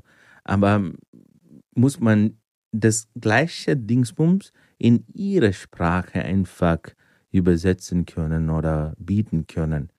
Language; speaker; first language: German; non-native, fluent; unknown